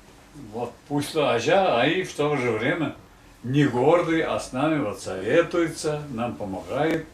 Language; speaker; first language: Russian; non-native, local second language; Tatar